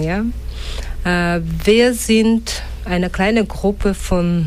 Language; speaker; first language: German; non-native, fluent; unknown